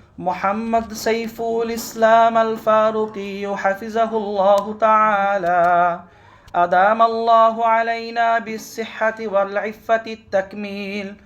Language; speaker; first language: Arabic; non-native, fluent; Bangla